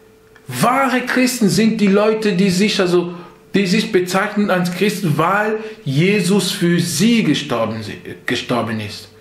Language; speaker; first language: German; non-native, fluent; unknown